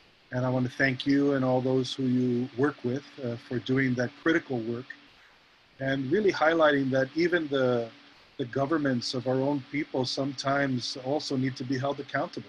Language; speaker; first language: English; native; English